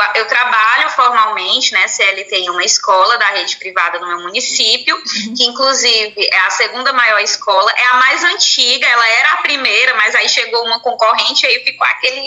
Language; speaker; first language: Portuguese; native; Portuguese